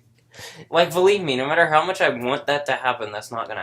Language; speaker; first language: English; native; English